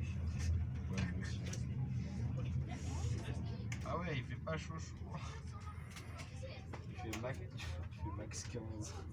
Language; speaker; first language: French; native; French